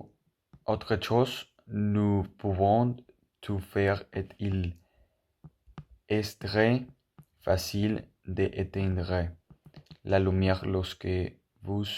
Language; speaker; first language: French; non-native, learner; Spanish